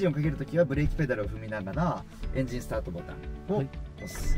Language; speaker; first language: Japanese; native; Japanese